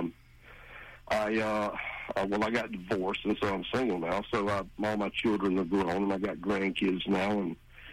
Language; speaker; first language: English; native; English